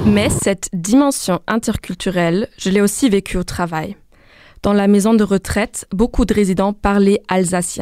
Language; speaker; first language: French; non-native, fluent; German